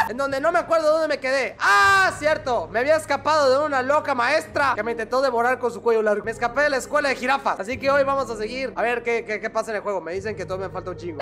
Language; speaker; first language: Spanish; native; Spanish